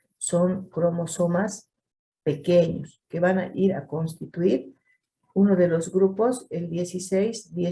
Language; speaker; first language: Spanish; native; Spanish